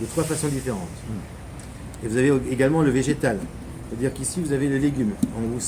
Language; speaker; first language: French; native; French